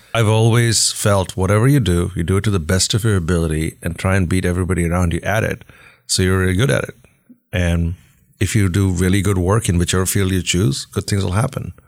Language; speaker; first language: English; non-native, local second language; Hindi